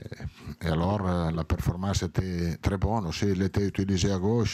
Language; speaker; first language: French; non-native, learner; Italian